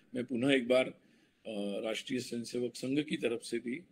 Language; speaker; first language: Hindi; non-native, local second language; Marathi